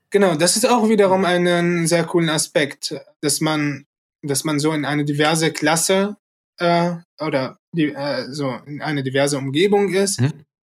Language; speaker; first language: German; early bilingual, other home language; Arabic